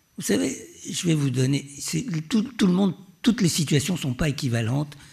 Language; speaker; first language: French; native; French